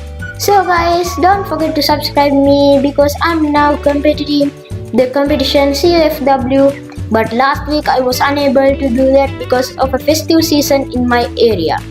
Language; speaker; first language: English; non-native, local second language; Sinhala